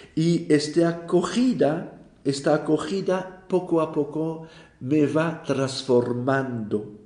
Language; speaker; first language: Spanish; non-native, fluent; French